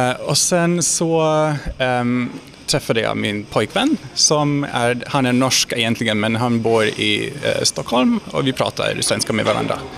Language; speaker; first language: Swedish; non-native, fluent; Hungarian